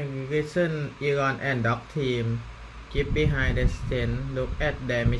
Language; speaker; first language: English; non-native, learner; Thai